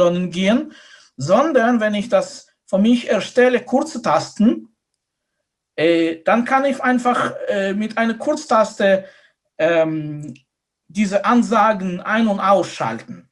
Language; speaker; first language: German; non-native, fluent; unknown